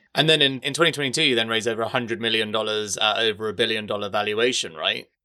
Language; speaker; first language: English; native; English